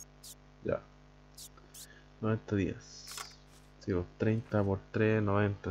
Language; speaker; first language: Spanish; native; Spanish